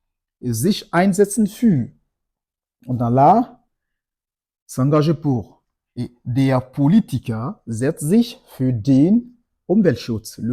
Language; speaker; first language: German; non-native, fluent; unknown